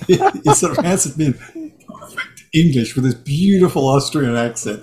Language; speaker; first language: English; native; English